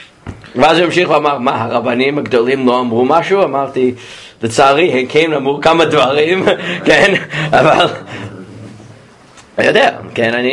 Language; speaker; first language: Hebrew; non-native, fluent; English